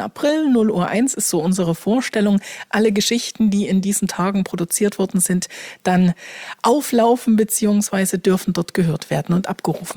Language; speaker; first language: German; native; German